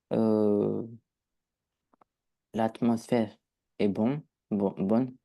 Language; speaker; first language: French; non-native, learner; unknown